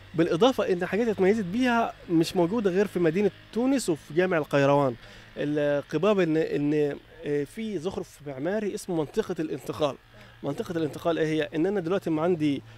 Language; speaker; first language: Egyptian Arabic; native; Egyptian Arabic